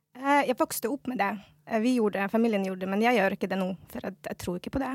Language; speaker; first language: Norwegian; non-native, fluent; Russian